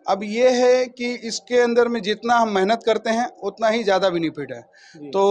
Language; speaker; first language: Hindi; native; Hindi